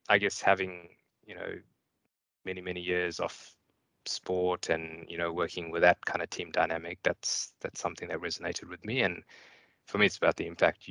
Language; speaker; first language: English; native; English